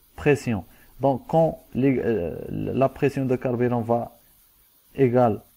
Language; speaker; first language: French; non-native, local second language; Arabic